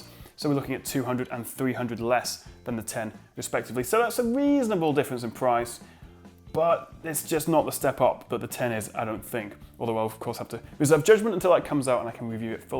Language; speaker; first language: English; native; English